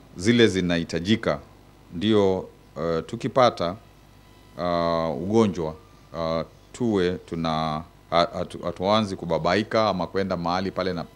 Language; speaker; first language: Swahili; non-native, local second language; Kamba